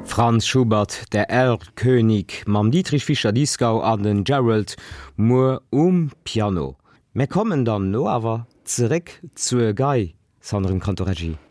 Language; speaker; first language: Luxembourgish; native; Luxembourgish